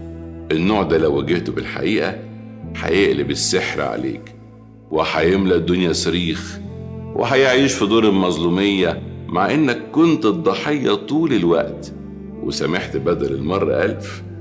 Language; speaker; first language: Arabic; native; Arabic